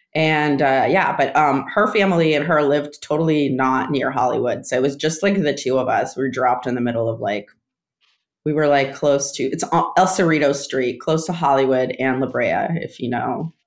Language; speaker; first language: English; early bilingual, other home language; Russian